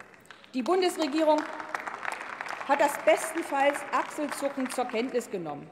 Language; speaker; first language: German; native; German